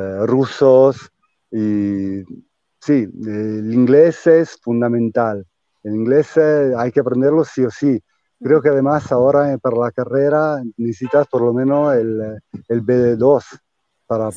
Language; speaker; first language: Spanish; non-native, fluent; Italian